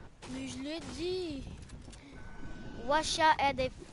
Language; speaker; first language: French; native; French